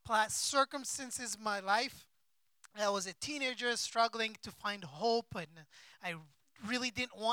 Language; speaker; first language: English; non-native, local second language; Kinyarwanda